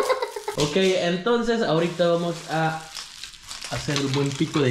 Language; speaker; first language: Spanish; native; Spanish